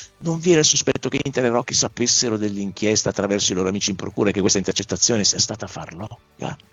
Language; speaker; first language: Italian; native; Italian